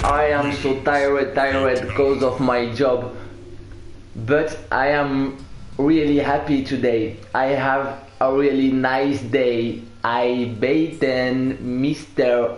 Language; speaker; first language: English; non-native, learner; French